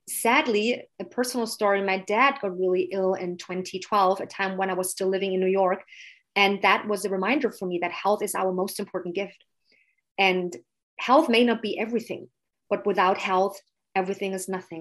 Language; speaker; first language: English; non-native, fluent; German